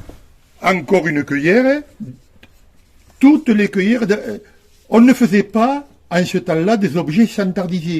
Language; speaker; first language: French; native; French